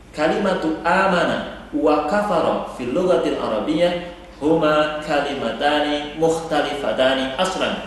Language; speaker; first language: Arabic; non-native, fluent; Indonesian